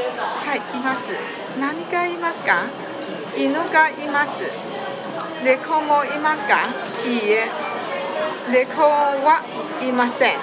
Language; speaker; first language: Japanese; non-native, learner; Chinese